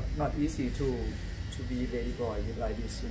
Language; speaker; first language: English; non-native, learner; Thai